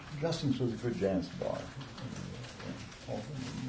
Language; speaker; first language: English; non-native, fluent; Luxembourgish